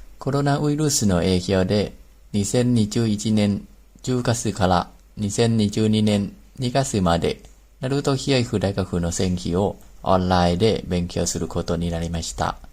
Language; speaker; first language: Japanese; non-native, learner; Thai